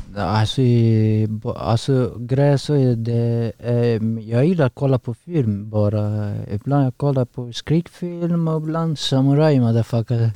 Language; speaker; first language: Swedish; non-native, learner; Persian